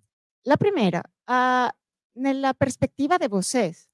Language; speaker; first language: Portuguese; non-native, learner; Spanish